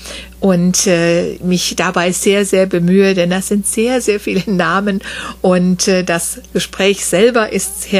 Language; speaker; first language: German; native; German